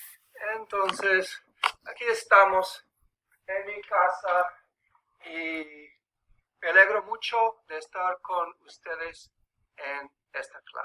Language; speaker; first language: Spanish; early bilingual, heritage; English